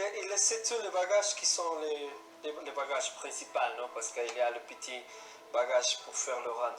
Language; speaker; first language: French; non-native, learner; Spanish